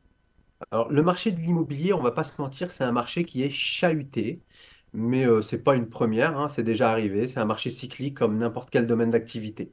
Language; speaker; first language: French; native; French